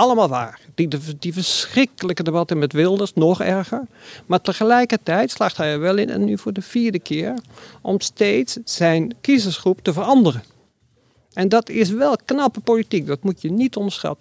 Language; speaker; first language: Dutch; native; Dutch